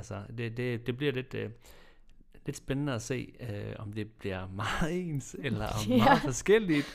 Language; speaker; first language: Danish; native; Danish